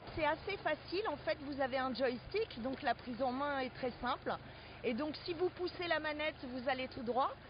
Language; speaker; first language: French; native; French